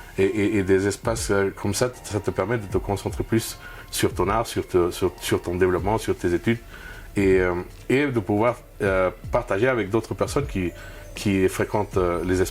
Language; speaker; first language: French; non-native, fluent; Spanish